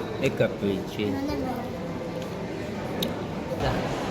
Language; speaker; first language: Italian; non-native, learner; Filipino